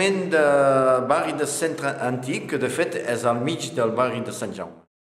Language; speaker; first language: Catalan; non-native, local second language; French